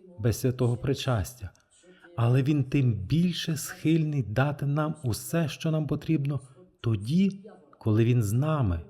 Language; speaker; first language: Ukrainian; non-native, fluent; French